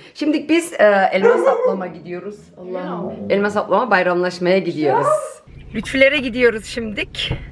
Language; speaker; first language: Turkish; early bilingual, heritage; Turkish